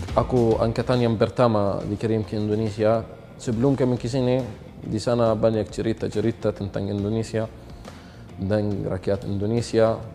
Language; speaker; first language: Indonesian; non-native, fluent; Arabic